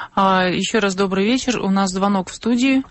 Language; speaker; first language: Russian; native; Russian